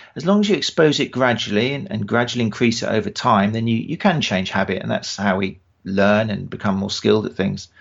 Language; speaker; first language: English; native; English